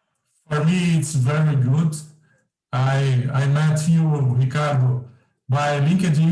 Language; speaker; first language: English; non-native, learner; Portuguese